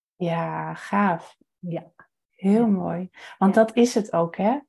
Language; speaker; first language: Dutch; native; Dutch